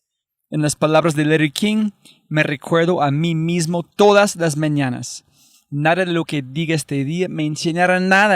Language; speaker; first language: Spanish; non-native, fluent; English